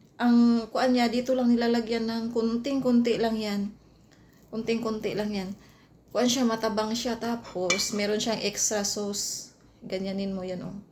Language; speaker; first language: Filipino; non-native, local second language; Cebuano